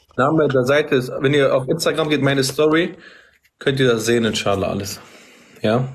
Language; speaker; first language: German; early bilingual, other home language; Arabic